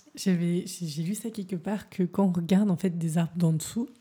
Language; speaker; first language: French; native; French